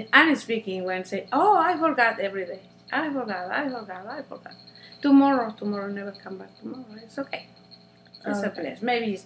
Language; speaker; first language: English; non-native, learner; Spanish